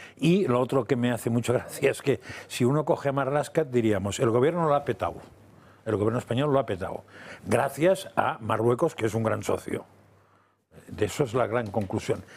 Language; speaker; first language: Spanish; native; Spanish